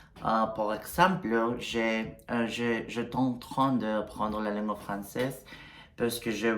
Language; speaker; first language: French; non-native, learner; Spanish